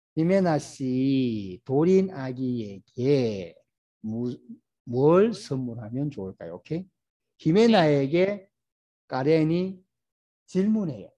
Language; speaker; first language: Korean; native; Korean